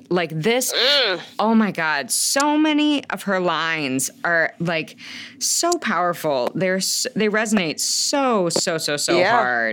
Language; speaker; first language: English; native; English